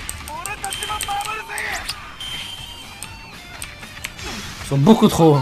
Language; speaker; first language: French; native; French